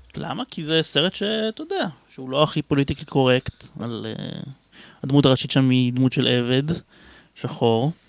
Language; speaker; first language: Hebrew; native; Hebrew